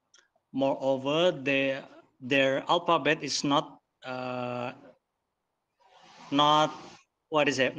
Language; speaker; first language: English; non-native, learner; Indonesian